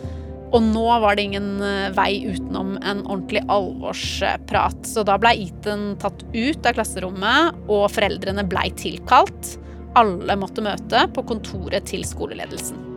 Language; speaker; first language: Norwegian; native; Norwegian